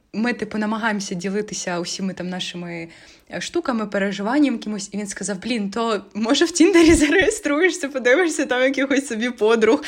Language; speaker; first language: Ukrainian; native; Ukrainian